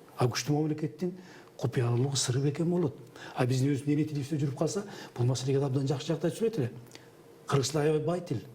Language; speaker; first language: Kyrgyz; native; Kyrgyz